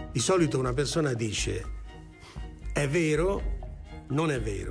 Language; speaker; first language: Italian; native; Italian